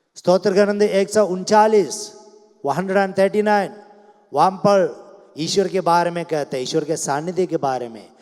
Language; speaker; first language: Hindi; non-native, local second language; Malayalam